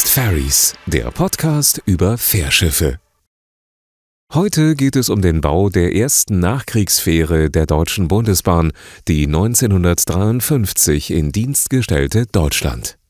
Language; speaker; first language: German; native; German